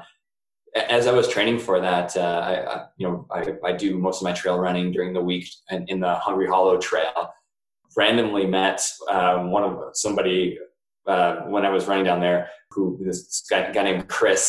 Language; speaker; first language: English; native; English